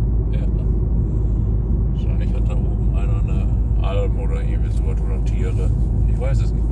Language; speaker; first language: German; native; German